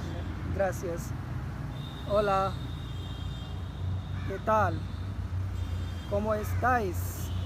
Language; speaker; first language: Spanish; non-native, learner; Urdu